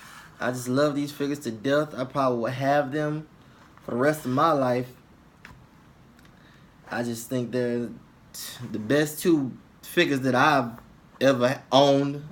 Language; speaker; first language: English; native; English